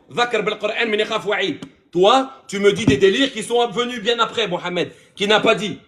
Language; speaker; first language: French; native; French